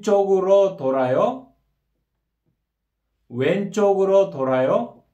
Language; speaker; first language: Korean; non-native, fluent; Kyrgyz